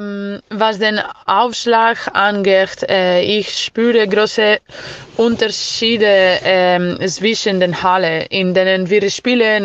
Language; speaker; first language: German; non-native, learner; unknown